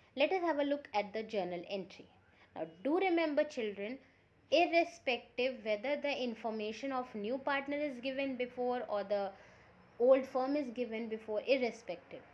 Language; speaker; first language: English; non-native, local second language; Hindi